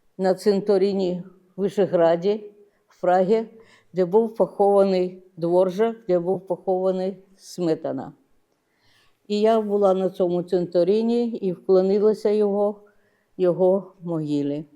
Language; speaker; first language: Ukrainian; non-native, local second language; Russian